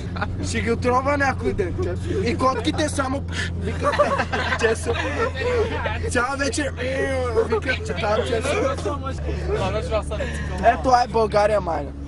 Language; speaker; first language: Bulgarian; non-native, local second language; Turkish